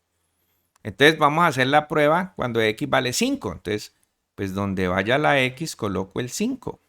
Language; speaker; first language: Spanish; native; Spanish